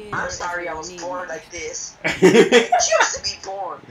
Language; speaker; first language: English; native; English